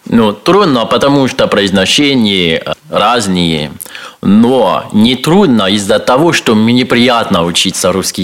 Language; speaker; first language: Russian; non-native, learner; French